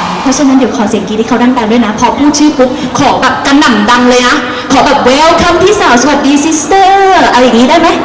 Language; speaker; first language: Thai; native; Thai